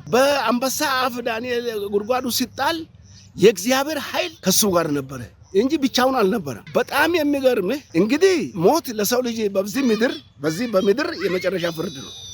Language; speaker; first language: Amharic; non-native, local second language; Oromo